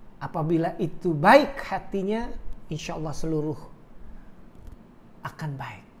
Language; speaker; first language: Indonesian; native; Indonesian